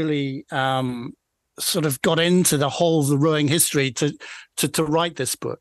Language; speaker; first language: English; native; English